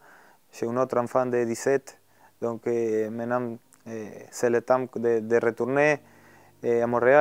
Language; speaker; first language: French; non-native, learner; Spanish